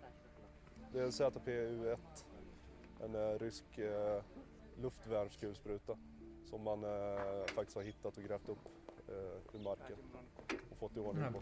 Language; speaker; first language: Swedish; native; Swedish